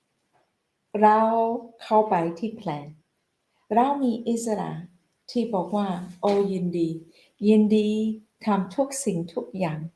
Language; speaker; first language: Thai; non-native, fluent; English